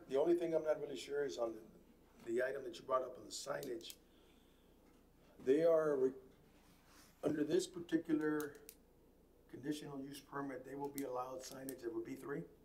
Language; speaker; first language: English; early bilingual, other home language; Spanish